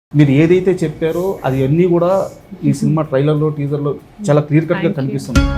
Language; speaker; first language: Telugu; native; Telugu